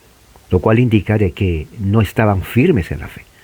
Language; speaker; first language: Spanish; native; Spanish